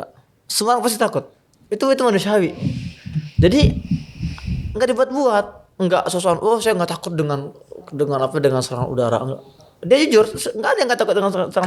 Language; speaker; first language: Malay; non-native, fluent; Arabic